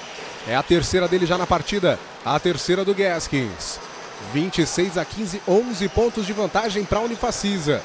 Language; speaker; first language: Portuguese; native; Portuguese